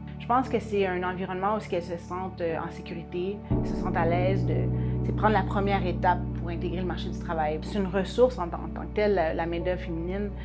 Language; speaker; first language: French; native; French